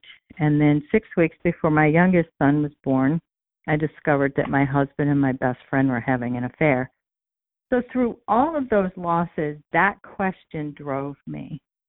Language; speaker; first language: English; native; English